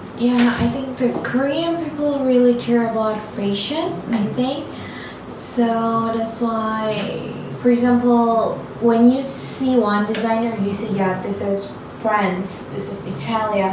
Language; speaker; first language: English; non-native, learner; Turkish